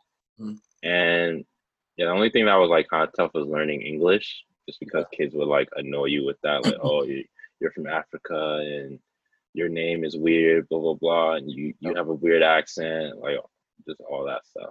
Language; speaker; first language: English; native; English